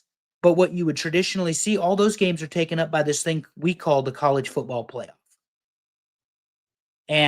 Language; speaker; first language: English; native; English